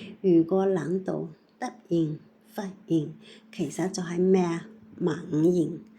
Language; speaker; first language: Cantonese; non-native, fluent; Chinese